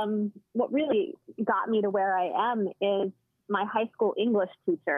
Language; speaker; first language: English; native; English